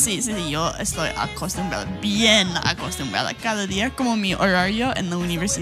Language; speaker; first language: Spanish; non-native, fluent; English